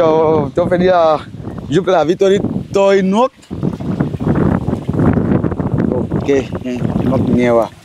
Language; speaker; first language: Vietnamese; non-native, learner; Portuguese